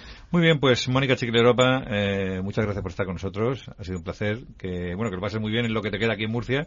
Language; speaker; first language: Spanish; native; Spanish